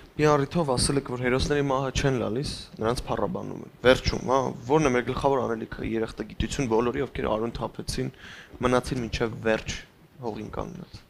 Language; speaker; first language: Armenian; native; Armenian